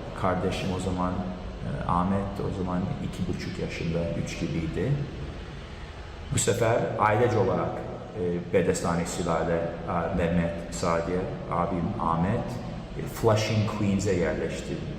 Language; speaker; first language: Turkish; early bilingual, heritage; Turkish